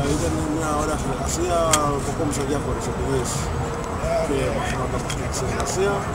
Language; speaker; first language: Greek; early bilingual, other home language; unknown